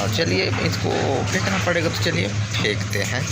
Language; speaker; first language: Hindi; non-native, local second language; Chhattisgarhi